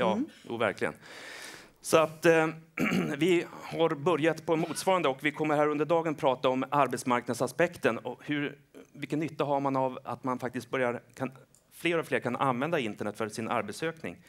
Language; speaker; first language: Swedish; native; Swedish